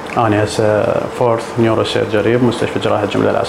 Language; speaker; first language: Arabic; native; Arabic